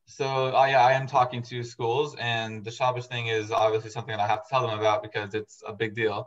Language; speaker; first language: English; native; English